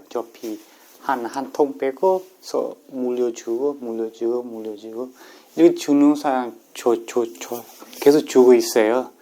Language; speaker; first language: Korean; non-native, learner; Burmese